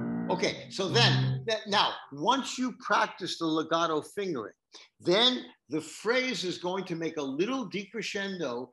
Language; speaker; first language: English; native; English